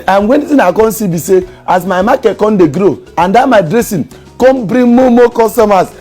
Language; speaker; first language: Nigerian Pidgin; native; Nigerian Pidgin